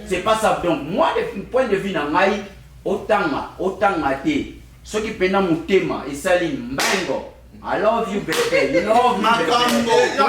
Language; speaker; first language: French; non-native, local second language; Lingala